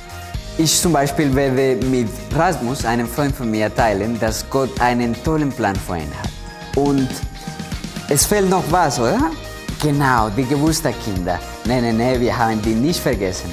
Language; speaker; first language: German; non-native, fluent; Spanish